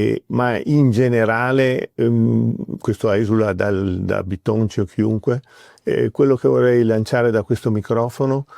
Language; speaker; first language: Italian; native; Italian